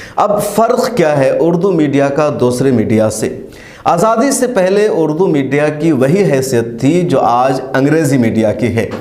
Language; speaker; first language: Urdu; native; Urdu